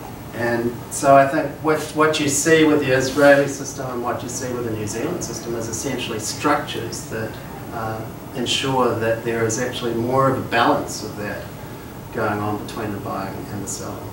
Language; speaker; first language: English; native; English